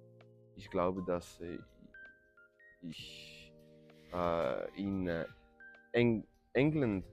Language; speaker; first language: German; non-native, learner; French